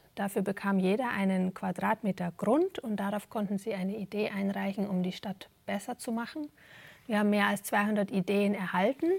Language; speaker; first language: German; native; German